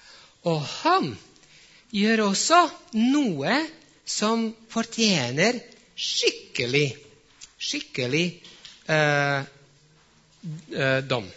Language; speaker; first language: Norwegian; non-native, fluent; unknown